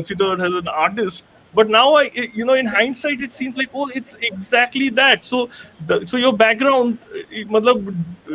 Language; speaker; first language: English; non-native, local second language; Bangla